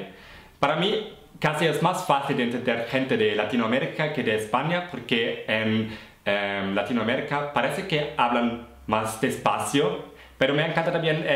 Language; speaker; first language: Spanish; non-native, fluent; German